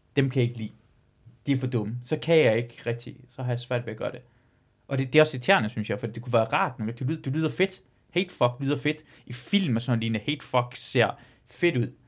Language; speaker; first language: Danish; early bilingual, other home language; Persian